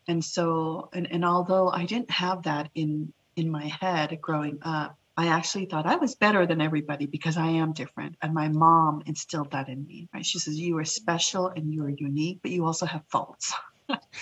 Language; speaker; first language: English; early bilingual, other home language; Lao